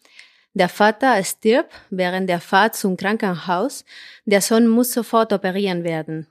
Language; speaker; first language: German; non-native, fluent; Spanish